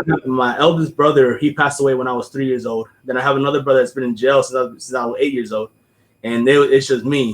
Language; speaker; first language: English; native; English